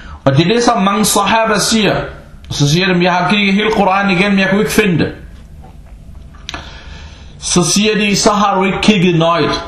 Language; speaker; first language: Danish; non-native, fluent; Arabic